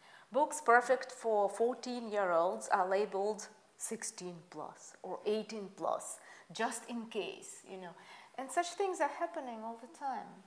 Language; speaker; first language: English; non-native, fluent; Russian